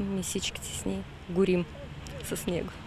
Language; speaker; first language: Bulgarian; early bilingual, heritage; Bulgarian